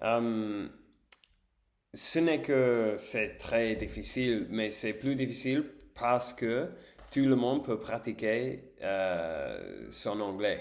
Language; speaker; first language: French; non-native, learner; English